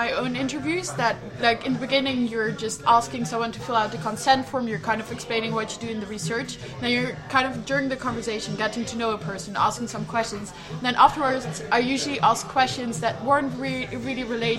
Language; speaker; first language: English; non-native, fluent; Dutch